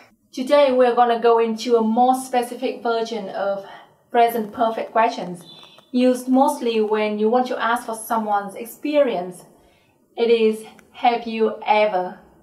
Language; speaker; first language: English; non-native, fluent; Vietnamese